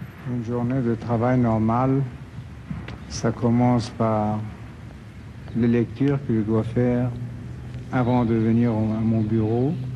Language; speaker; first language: French; non-native, fluent; Persian